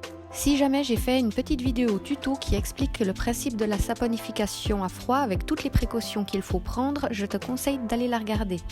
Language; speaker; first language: French; native; French